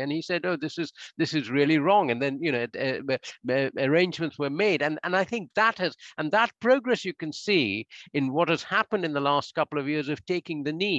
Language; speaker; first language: English; non-native, local second language; Bangla